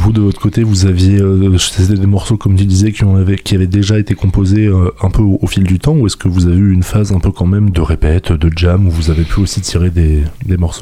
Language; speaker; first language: French; native; French